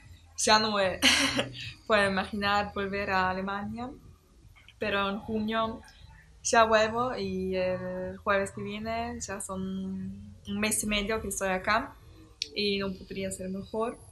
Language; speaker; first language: Spanish; non-native, fluent; German